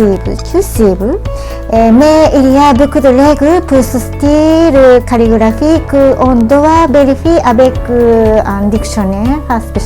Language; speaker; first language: French; non-native, learner; Japanese